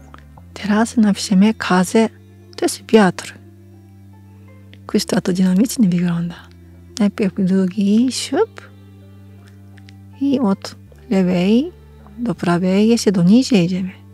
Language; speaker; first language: Polish; non-native, learner; Japanese